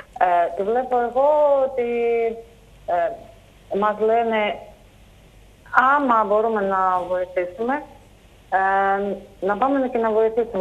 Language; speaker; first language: Greek; non-native, fluent; Russian